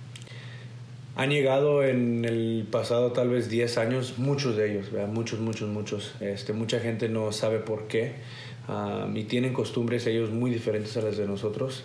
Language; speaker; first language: Spanish; early bilingual, heritage; Spanish